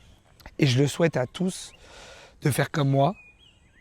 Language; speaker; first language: French; native; French